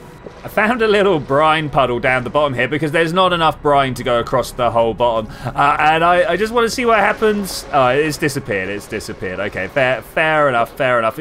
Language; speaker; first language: English; native; English